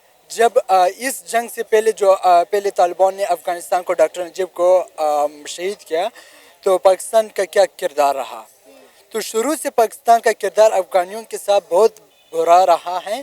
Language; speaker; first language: Hindi; non-native, local second language; Pashto